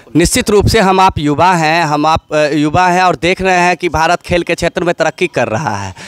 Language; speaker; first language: Hindi; native; Hindi